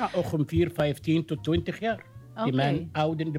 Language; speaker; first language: Dutch; non-native, learner; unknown